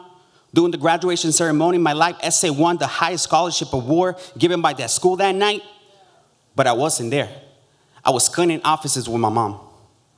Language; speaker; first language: English; early bilingual, other home language; Spanish